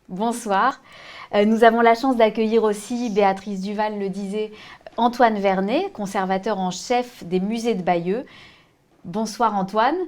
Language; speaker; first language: French; native; French